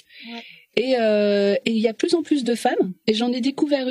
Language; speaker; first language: French; native; French